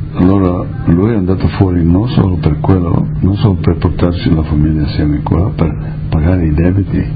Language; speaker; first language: Italian; early bilingual, heritage; Italian